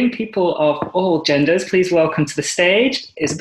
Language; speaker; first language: English; native; English